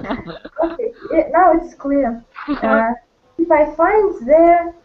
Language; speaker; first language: English; non-native, learner; Russian